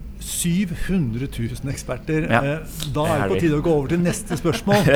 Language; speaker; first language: Norwegian; native; Norwegian